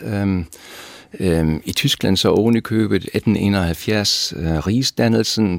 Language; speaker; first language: Danish; native; Danish